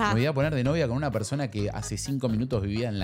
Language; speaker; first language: Spanish; native; Spanish